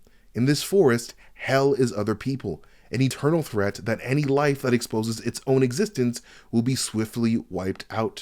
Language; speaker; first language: English; native; English